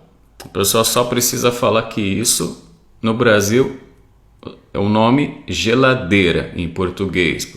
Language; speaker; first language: Portuguese; non-native, fluent; Arabic